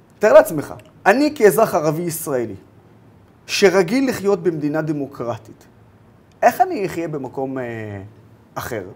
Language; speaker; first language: Hebrew; non-native, local second language; Arabic